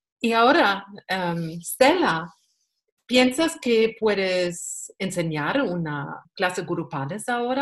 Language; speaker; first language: Spanish; non-native, learner; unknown